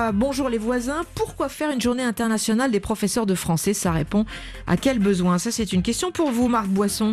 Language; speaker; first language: French; native; French